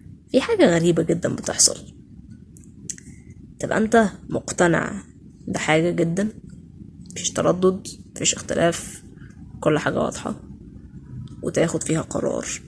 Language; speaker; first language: Arabic; native; Arabic